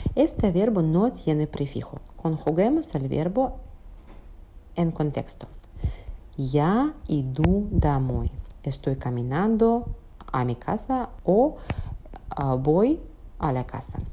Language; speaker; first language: Spanish; non-native, fluent; Russian